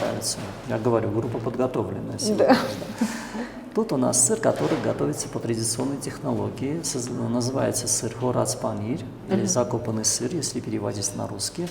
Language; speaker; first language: Russian; native; Russian